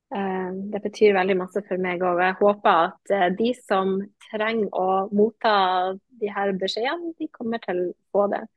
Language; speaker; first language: Norwegian; native; Norwegian